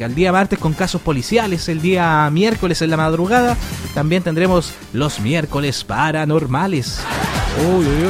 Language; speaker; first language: Spanish; native; Spanish